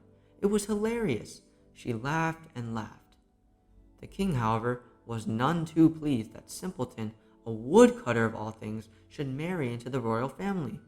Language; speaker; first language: English; native; English